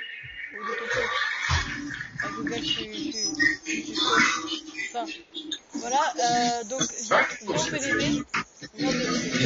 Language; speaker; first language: French; native; French